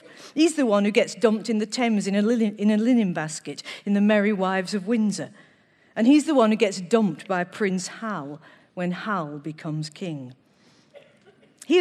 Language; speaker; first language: English; native; English